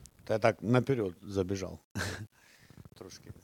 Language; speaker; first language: Czech; non-native, learner; Russian